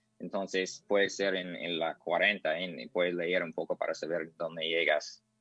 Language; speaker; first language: Spanish; non-native, learner; English